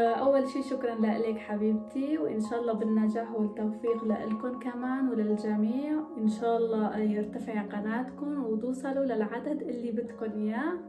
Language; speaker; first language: Arabic; non-native, local second language; Kurdish